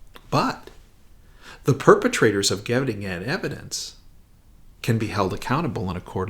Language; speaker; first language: English; native; English